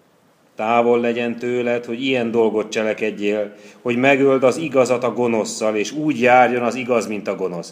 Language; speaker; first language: Hungarian; native; Hungarian